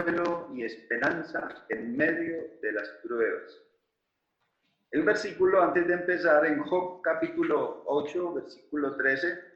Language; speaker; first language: Spanish; native; Spanish